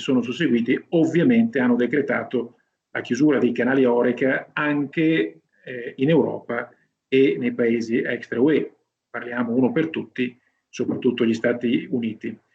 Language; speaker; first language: Italian; native; Italian